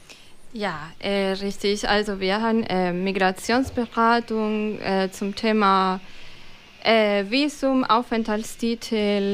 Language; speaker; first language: German; non-native, fluent; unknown